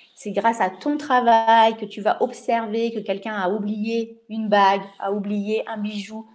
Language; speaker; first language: French; native; French